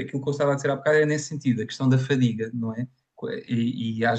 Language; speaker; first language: Portuguese; native; Portuguese